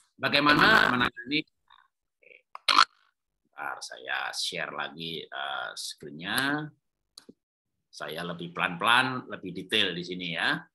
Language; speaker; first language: Indonesian; native; Indonesian